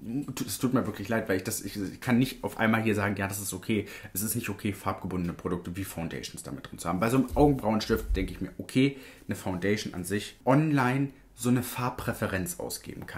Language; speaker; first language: German; native; German